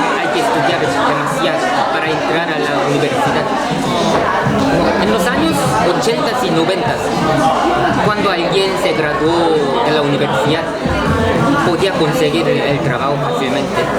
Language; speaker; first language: Spanish; non-native, fluent; Korean